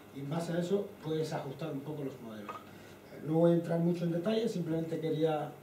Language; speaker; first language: Spanish; native; Spanish